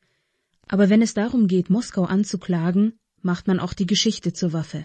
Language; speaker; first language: German; native; German